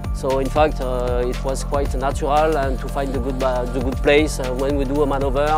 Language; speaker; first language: English; non-native, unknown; French